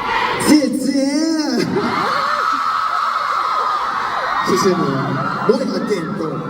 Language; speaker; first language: Chinese; non-native, learner; Thai